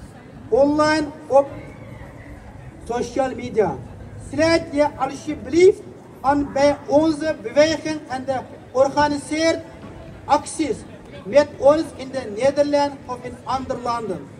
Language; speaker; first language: Dutch; non-native, fluent; Uyghur